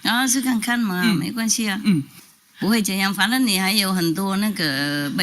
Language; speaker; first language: Chinese; non-native, fluent; Vietnamese